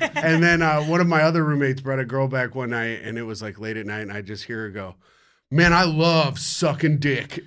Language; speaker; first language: English; native; English